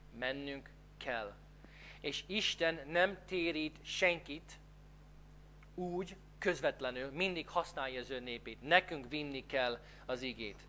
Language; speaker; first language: Hungarian; non-native, fluent; English